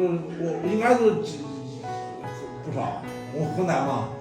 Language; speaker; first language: Chinese; native; Chinese